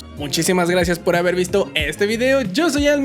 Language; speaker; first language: Spanish; native; Spanish